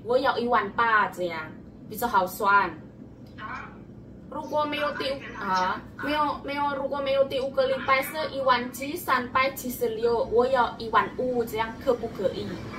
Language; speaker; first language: Chinese; non-native, learner; Javanese